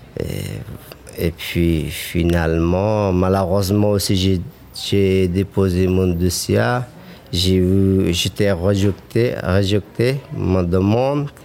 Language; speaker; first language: French; non-native, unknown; Persian